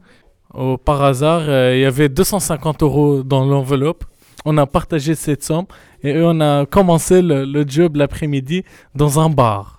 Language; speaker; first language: French; non-native, fluent; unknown